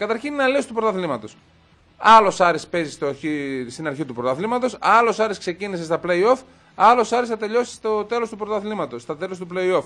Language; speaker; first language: Greek; native; Greek